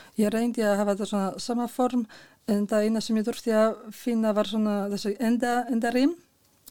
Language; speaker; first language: Icelandic; non-native, fluent; Polish